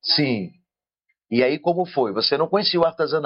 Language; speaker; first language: Portuguese; native; Portuguese